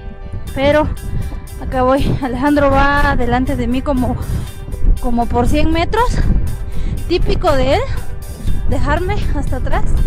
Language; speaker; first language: Spanish; native; Spanish